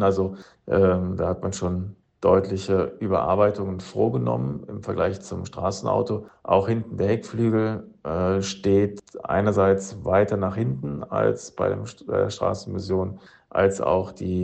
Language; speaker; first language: German; native; German